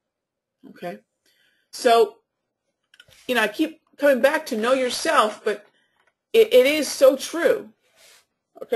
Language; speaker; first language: English; native; English